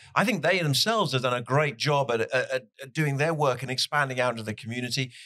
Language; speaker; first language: English; native; English